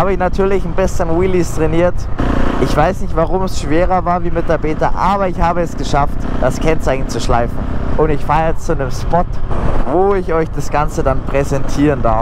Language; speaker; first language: German; native; German